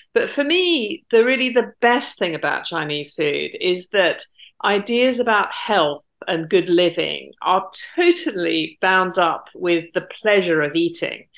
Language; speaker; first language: English; native; English